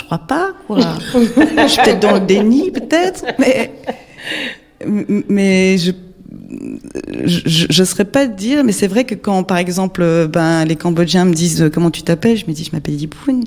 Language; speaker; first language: French; native; French